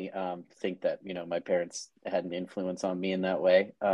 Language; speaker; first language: English; native; English